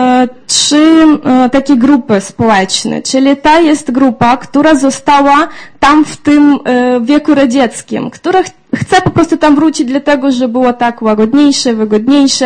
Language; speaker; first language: Polish; non-native, fluent; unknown